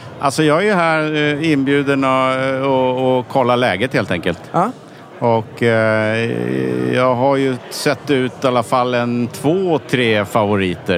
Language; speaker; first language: Swedish; native; Swedish